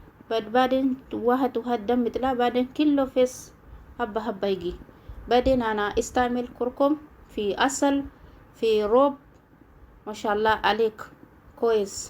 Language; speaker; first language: Arabic; non-native, learner; Oromo